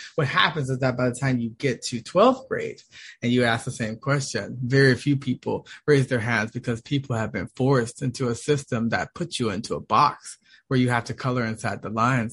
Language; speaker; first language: English; native; English